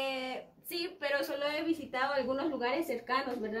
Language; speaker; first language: Spanish; non-native, local second language; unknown